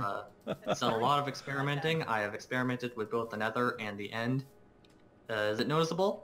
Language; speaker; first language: English; native; English